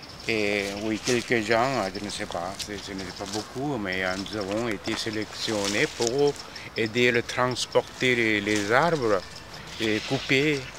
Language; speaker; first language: French; non-native, fluent; Korean